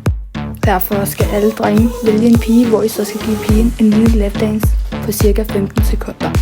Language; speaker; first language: Danish; native; Danish